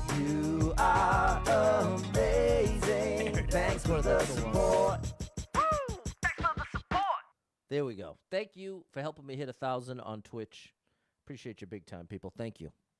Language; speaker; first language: English; native; English